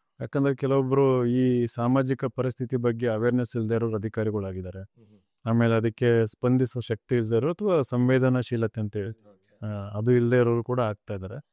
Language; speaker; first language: Kannada; native; Kannada